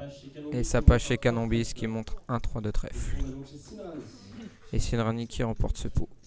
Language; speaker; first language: French; native; French